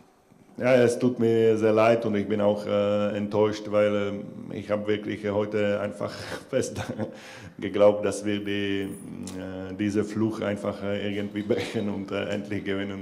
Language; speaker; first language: German; non-native, fluent; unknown